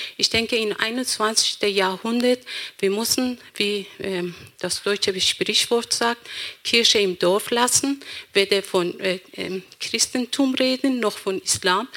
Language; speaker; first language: German; non-native, fluent; Persian